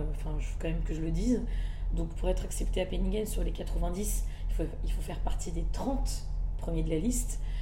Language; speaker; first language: French; early bilingual, other home language; Malagasy